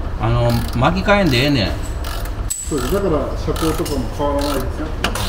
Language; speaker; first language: Japanese; native; Japanese